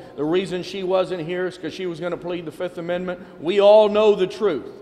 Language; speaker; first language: English; early bilingual, other home language; Spanish